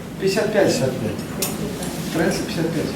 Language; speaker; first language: Russian; native; Russian